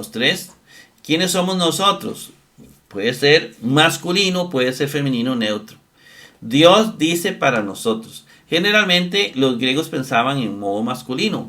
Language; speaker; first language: Spanish; native; Spanish